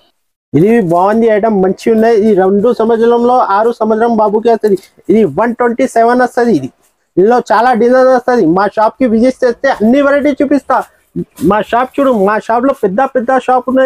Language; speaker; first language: Telugu; non-native, local second language; Urdu